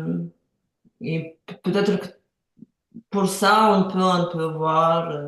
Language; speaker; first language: French; non-native, learner; Ukrainian